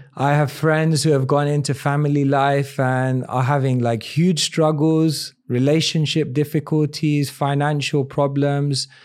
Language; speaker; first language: English; native; English